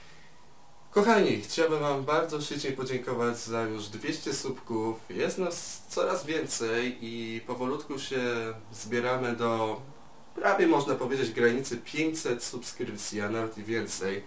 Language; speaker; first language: Polish; native; Polish